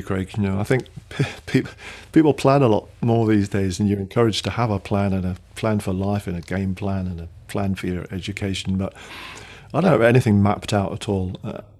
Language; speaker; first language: English; native; English